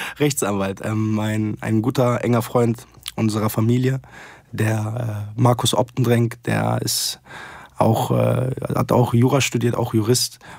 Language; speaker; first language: German; early bilingual, other home language; Arabic